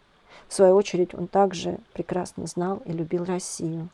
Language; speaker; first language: Russian; native; Russian